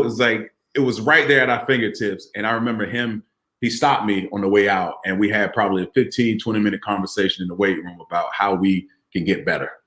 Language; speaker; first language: English; native; English